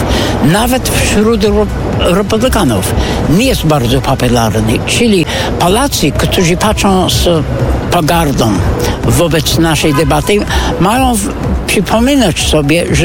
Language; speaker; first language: Polish; non-native, fluent; English